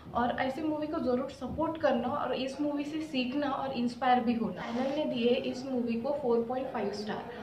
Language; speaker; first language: Hindi; non-native, local second language; Marathi